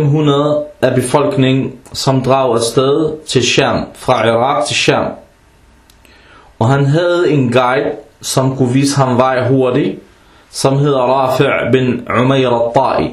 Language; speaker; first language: Danish; early bilingual, other home language; Arabic